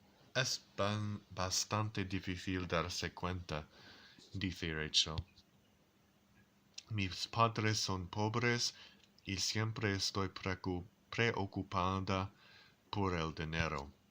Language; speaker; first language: Spanish; non-native, learner; English